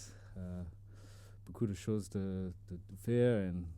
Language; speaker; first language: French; non-native, learner; English